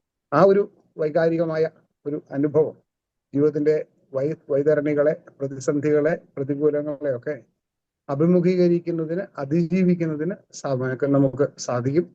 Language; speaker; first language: Malayalam; native; Malayalam